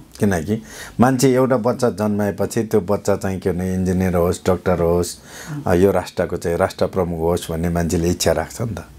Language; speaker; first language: Nepali; non-native, local second language; Eastern Tamang